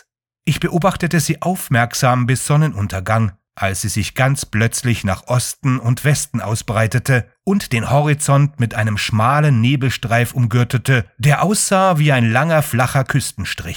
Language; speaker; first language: German; native; German